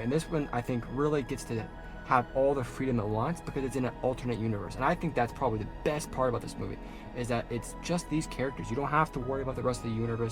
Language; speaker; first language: English; native; English